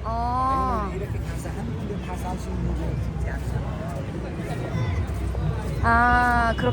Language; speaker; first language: Korean; non-native, fluent; Nepali